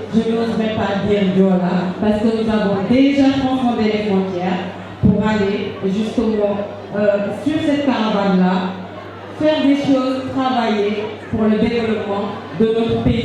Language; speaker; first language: French; non-native, local second language; Jola-Fonyi